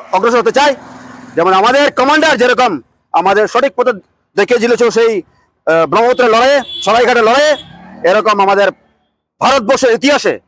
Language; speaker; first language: Bangla; non-native, local second language; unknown